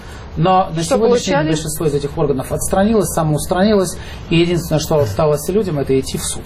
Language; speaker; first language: Russian; native; Russian